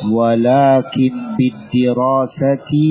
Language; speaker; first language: Arabic; non-native, fluent; Indonesian